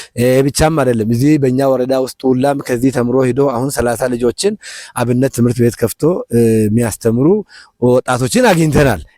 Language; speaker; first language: Amharic; non-native, local second language; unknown